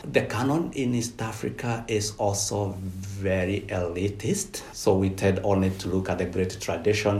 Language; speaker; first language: English; non-native, local second language; Kikuyu